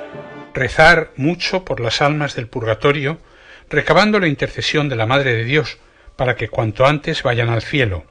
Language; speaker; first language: Spanish; native; Spanish